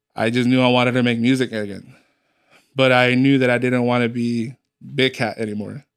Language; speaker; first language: English; native; English